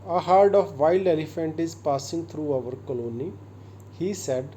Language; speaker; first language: English; non-native, local second language; Punjabi